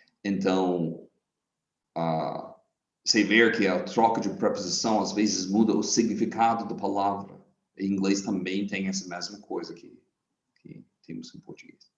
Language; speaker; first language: Portuguese; non-native, fluent; English